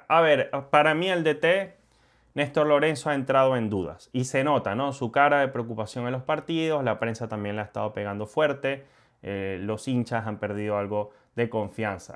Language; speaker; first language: Spanish; native; Spanish